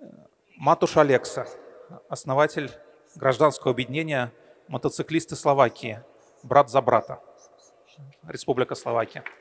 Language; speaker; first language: Russian; native; Russian